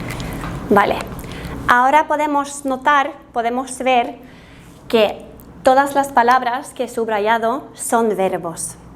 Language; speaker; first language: Spanish; non-native, fluent; Norwegian